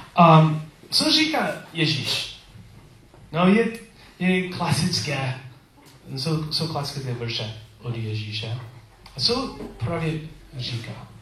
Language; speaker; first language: Czech; non-native, learner; English